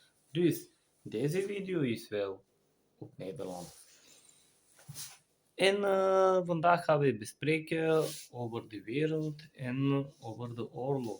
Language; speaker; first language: Dutch; non-native, fluent; Bulgarian